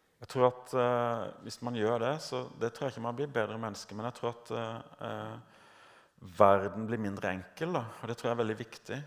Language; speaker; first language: Norwegian; native; Norwegian